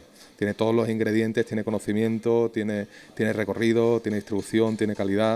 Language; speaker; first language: Spanish; native; Spanish